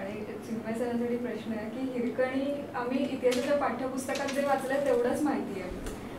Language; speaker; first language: Marathi; native; Marathi